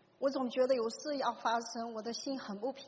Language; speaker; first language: Chinese; native; Chinese